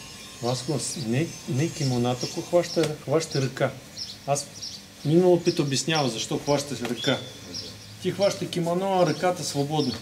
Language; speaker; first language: Bulgarian; non-native, learner; Russian